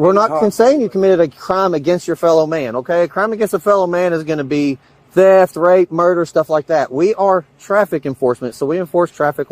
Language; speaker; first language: English; native; English